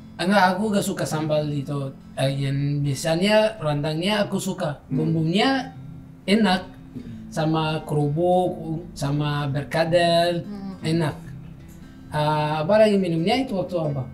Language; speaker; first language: Indonesian; non-native, learner; Arabic